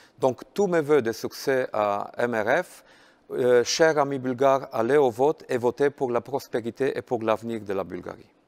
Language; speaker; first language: French; non-native, fluent; Romanian